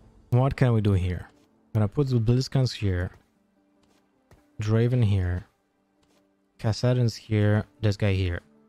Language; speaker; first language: English; non-native, fluent; Polish